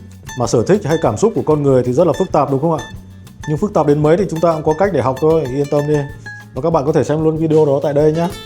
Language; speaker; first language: Vietnamese; native; Vietnamese